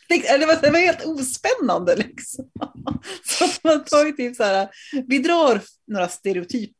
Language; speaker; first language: Swedish; native; Swedish